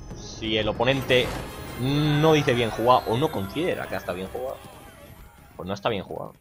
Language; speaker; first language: Spanish; native; Spanish